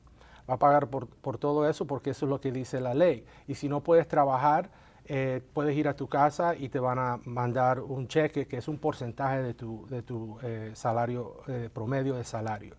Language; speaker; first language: Spanish; native; Spanish